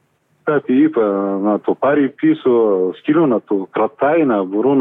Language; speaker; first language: Greek; non-native, learner; Bulgarian